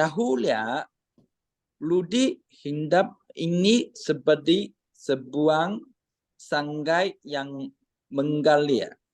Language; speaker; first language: Indonesian; non-native, learner; Chinese